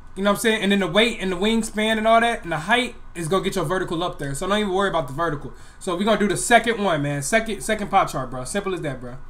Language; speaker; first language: English; native; English